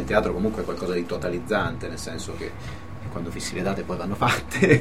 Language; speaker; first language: Italian; native; Italian